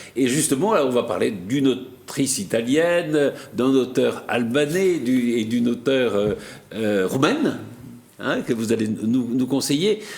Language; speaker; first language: French; native; French